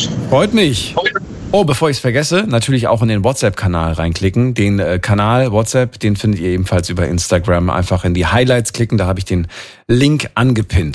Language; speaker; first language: German; native; German